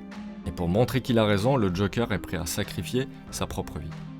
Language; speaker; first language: French; native; French